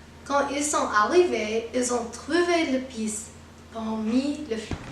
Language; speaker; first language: French; non-native, learner; English